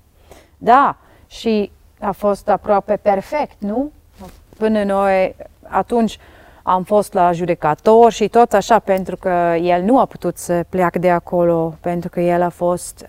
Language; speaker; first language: Romanian; non-native, learner; Dutch